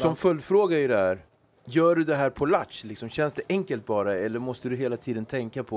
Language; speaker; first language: Swedish; native; Swedish